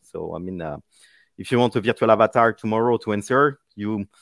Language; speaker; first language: English; non-native, fluent; French